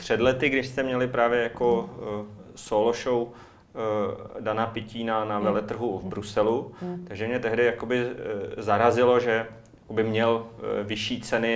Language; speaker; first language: Czech; native; Czech